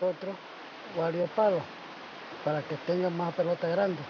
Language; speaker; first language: Spanish; non-native, local second language; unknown